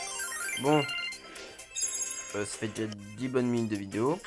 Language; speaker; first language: French; native; French